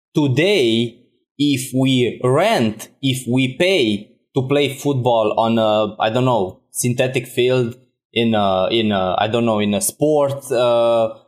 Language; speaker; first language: English; non-native, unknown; Romanian